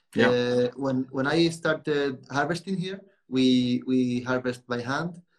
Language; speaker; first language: English; non-native, learner; Spanish